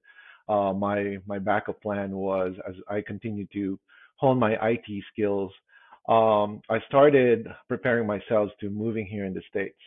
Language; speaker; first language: English; non-native, local second language; Filipino